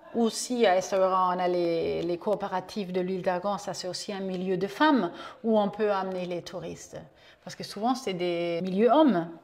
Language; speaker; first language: French; non-native, fluent; German